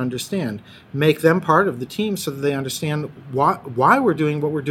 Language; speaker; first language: English; native; English